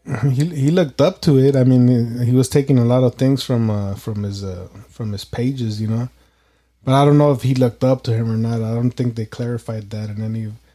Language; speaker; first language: English; early bilingual, other home language; Spanish